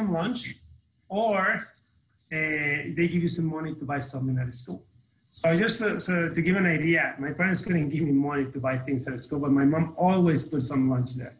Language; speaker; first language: English; non-native, fluent; Spanish